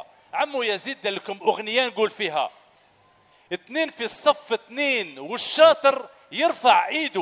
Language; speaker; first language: Arabic; native; Arabic